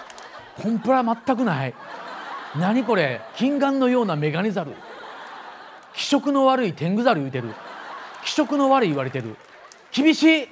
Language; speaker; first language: Japanese; native; Japanese